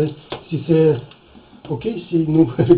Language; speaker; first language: French; non-native, learner; Russian